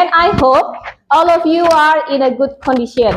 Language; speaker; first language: English; non-native, local second language; Indonesian